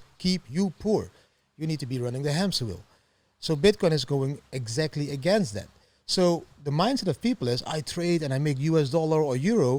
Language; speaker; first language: English; non-native, fluent; Dutch